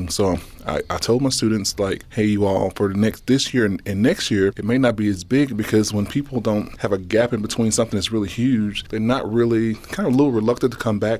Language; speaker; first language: English; native; English